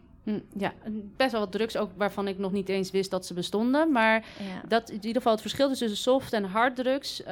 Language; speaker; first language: Dutch; native; Dutch